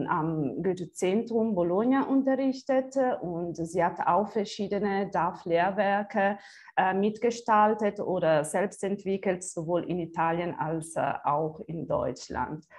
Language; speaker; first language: German; non-native, fluent; Italian